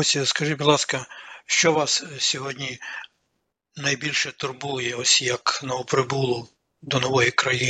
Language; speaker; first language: Ukrainian; native; Ukrainian